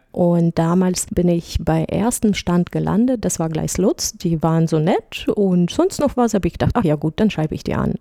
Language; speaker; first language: German; non-native, fluent; Russian